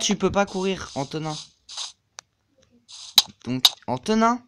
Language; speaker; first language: French; native; French